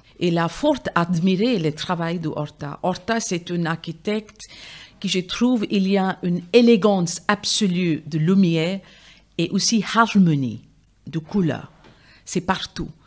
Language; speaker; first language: French; non-native, fluent; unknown